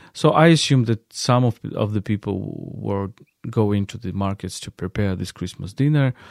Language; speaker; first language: English; non-native, fluent; Ukrainian